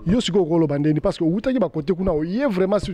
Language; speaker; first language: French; non-native, local second language; Lingala